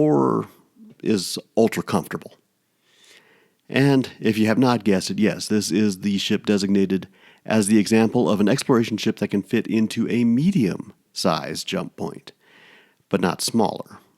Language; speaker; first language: English; native; English